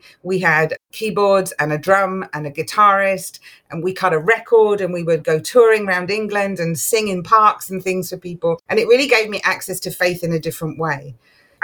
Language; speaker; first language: English; native; English